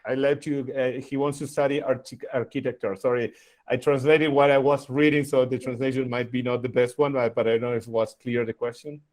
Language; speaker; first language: English; non-native, fluent; Spanish